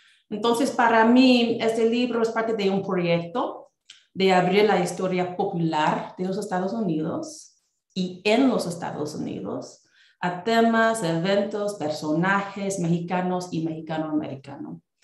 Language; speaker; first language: Spanish; non-native, fluent; English